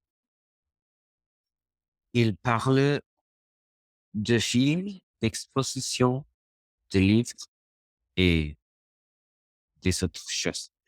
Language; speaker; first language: French; non-native, learner; Spanish